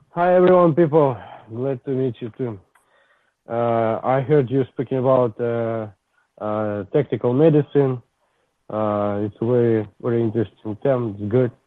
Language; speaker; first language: English; non-native, learner; Ukrainian